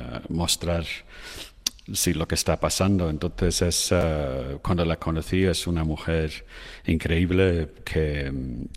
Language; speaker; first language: Spanish; non-native, fluent; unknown